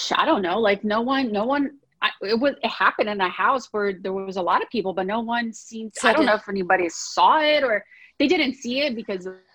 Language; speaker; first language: English; early bilingual, other home language; Portuguese